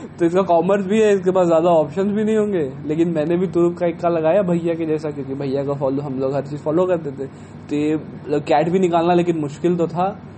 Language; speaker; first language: Hindi; native; Hindi